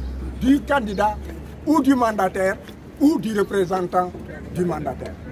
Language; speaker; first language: French; non-native, local second language; Wolof